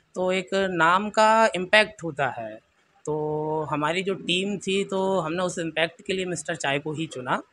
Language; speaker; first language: Hindi; native; Hindi